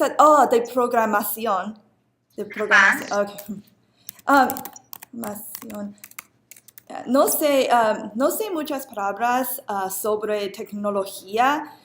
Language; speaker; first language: Spanish; non-native, learner; English